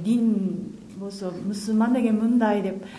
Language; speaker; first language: Kyrgyz; non-native, learner; Japanese